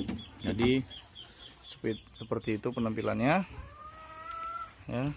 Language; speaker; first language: Indonesian; native; Indonesian